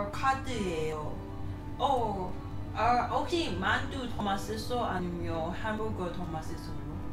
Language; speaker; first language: Korean; non-native, learner; Cantonese